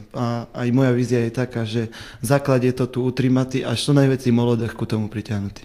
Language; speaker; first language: Slovak; non-native, local second language; Rusyn